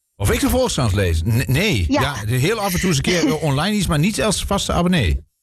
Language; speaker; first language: Dutch; native; Dutch